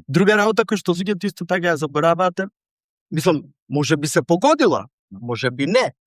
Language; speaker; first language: Macedonian; native; Macedonian